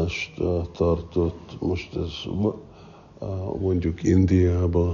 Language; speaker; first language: Hungarian; early bilingual, heritage; Hungarian